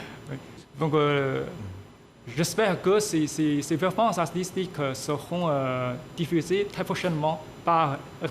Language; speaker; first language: French; non-native, fluent; Chinese